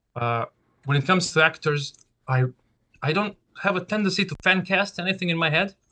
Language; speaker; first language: English; non-native, fluent; Serbian